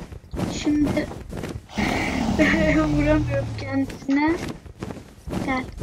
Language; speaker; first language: Turkish; native; Turkish